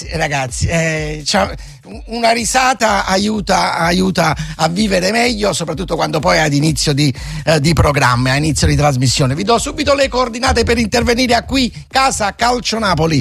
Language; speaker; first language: Italian; native; Italian